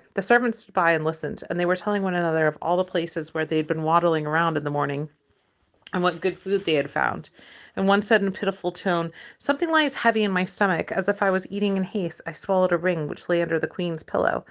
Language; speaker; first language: English; native; English